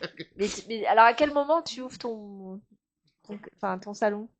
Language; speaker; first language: French; native; French